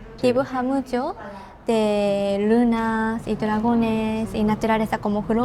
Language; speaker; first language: Spanish; non-native, learner; Japanese